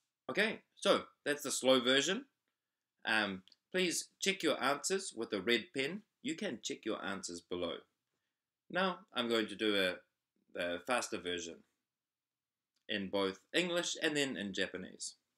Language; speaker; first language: English; native; English